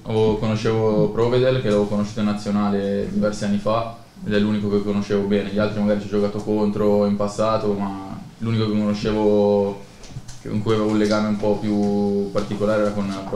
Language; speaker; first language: Italian; native; Italian